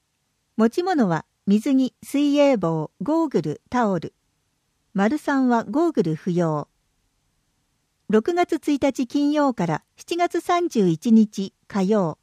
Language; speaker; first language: Japanese; native; Japanese